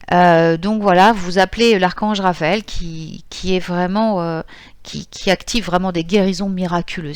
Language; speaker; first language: French; native; French